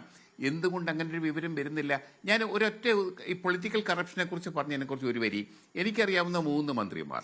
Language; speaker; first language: Malayalam; native; Malayalam